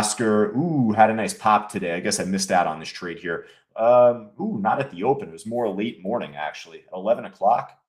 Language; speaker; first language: English; native; English